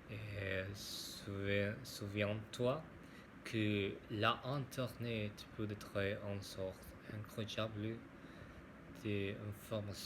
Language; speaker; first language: French; non-native, learner; Spanish